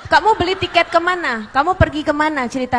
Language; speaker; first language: Indonesian; native; Indonesian